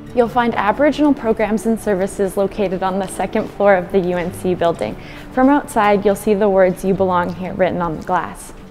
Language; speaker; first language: English; native; English